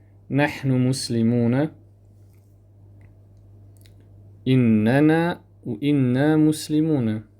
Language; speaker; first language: Arabic; non-native, fluent; French